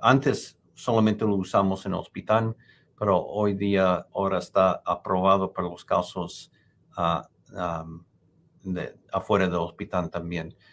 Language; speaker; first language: Spanish; non-native, fluent; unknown